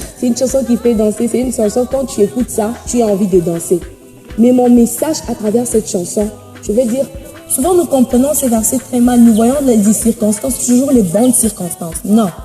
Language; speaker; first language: French; non-native, local second language; Swahili